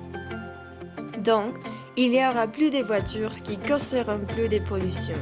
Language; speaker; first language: French; non-native, learner; Spanish